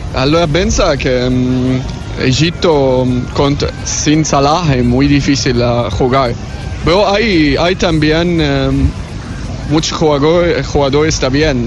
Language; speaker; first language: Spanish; non-native, learner; Arabic